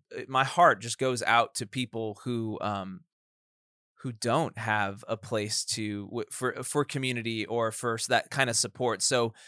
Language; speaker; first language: English; native; English